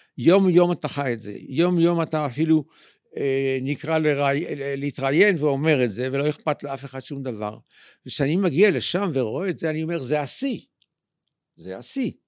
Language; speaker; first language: Hebrew; native; Hebrew